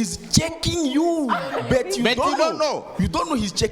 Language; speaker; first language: English; non-native, learner; French